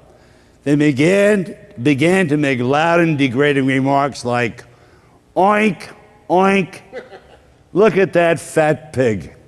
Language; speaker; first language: English; native; English